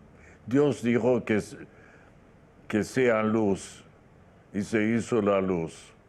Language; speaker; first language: Spanish; non-native, fluent; Yiddish